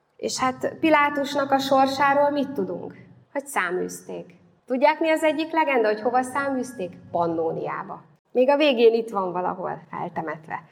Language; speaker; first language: Hungarian; native; Hungarian